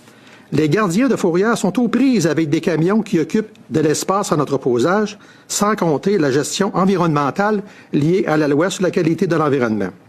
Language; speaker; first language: French; native; French